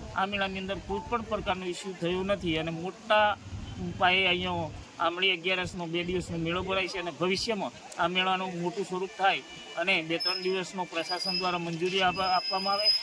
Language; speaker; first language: Gujarati; native; Gujarati